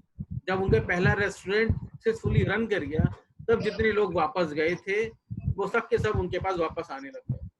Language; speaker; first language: Hindi; native; Hindi